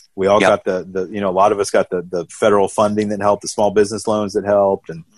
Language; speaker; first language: English; native; English